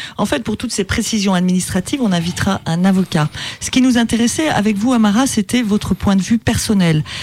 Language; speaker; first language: French; native; French